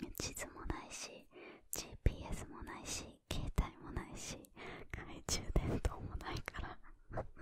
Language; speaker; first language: Japanese; early bilingual, heritage; Japanese